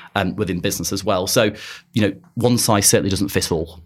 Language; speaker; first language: English; native; English